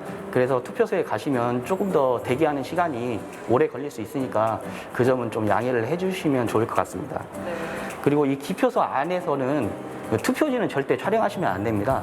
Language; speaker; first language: Korean; native; Korean